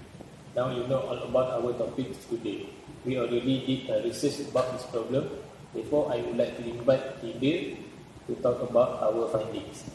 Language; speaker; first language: English; non-native, learner; Malay